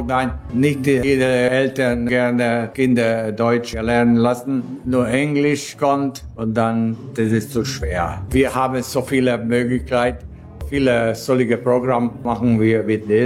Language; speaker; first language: German; early bilingual, heritage; Hungarian